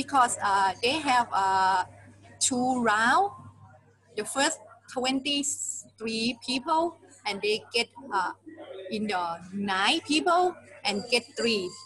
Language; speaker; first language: English; non-native, learner; Thai